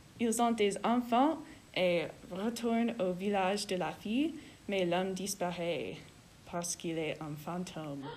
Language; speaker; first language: French; non-native, learner; English